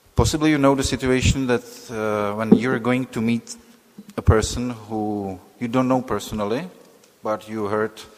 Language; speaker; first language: English; non-native, fluent; Czech